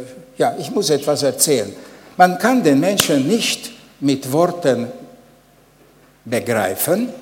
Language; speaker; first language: German; non-native, fluent; Hungarian